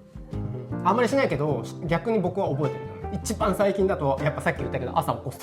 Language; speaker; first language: Japanese; native; Japanese